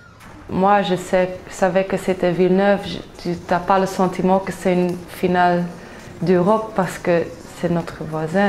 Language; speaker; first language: French; non-native, local second language; Dutch